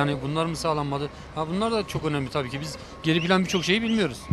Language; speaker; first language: Turkish; native; Turkish